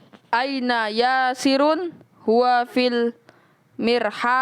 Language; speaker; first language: Arabic; non-native, learner; Indonesian